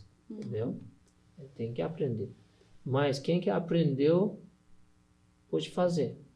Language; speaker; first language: Portuguese; non-native, learner; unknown